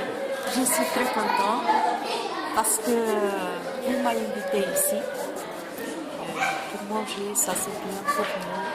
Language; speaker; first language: French; non-native, learner; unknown